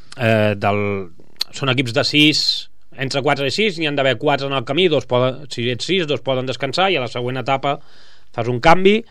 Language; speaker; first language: Catalan; native; Catalan